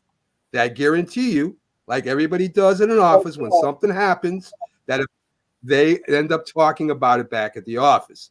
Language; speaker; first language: English; native; English